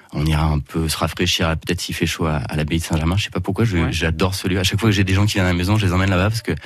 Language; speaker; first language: French; native; French